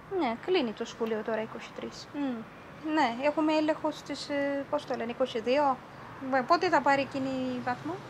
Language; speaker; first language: Greek; non-native, fluent; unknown